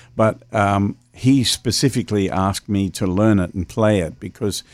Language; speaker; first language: English; native; English